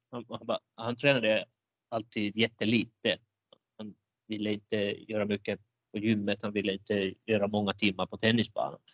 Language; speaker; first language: Swedish; non-native, local second language; Finnish